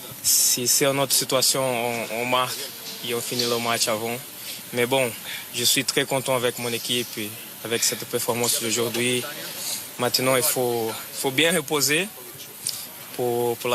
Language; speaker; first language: French; non-native, fluent; Portuguese